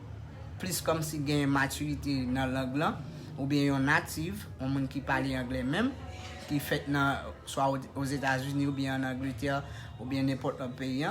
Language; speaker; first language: French; non-native, local second language; Haitian Creole